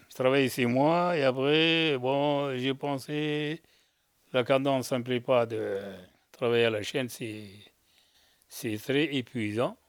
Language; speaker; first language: French; non-native, local second language; Arabic